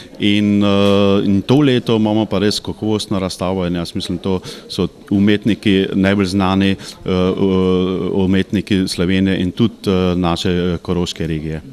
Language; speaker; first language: Slovenian; early bilingual, heritage; Slovenian